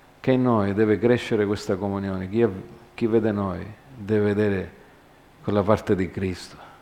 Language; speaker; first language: Italian; early bilingual, heritage; Italian